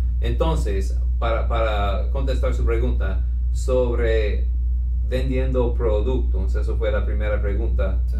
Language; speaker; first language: Spanish; non-native, fluent; English